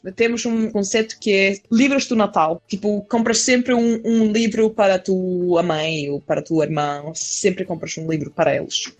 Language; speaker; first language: Portuguese; non-native, fluent; Icelandic